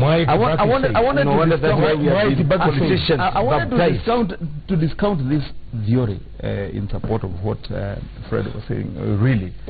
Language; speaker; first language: English; non-native, local second language; Kikuyu